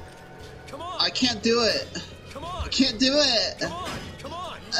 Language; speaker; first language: English; native; English